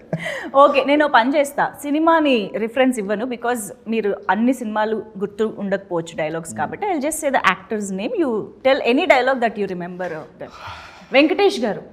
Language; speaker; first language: Telugu; native; Telugu